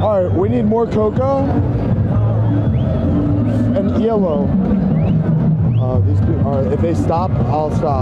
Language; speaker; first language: English; native; English